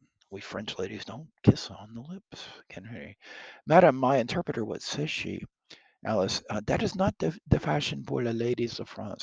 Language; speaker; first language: English; native; English